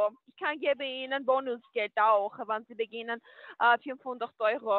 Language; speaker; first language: German; non-native, learner; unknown